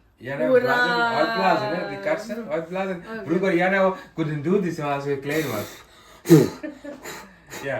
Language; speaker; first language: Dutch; non-native, learner; Bangla